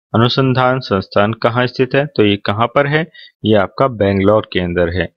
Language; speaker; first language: Hindi; native; Hindi